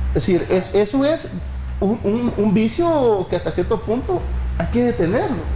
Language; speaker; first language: Spanish; native; Spanish